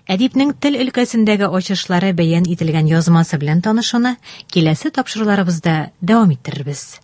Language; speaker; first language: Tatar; native; Tatar